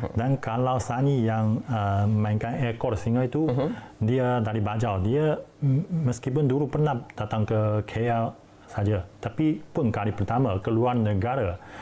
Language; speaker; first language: Malay; non-native, fluent; Chinese